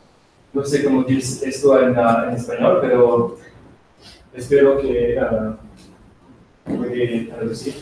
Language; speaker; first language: Spanish; non-native, learner; French